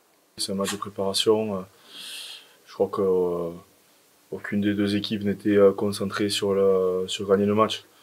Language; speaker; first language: French; native; French